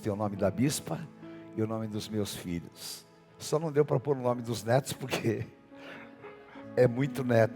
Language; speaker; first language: Portuguese; native; Portuguese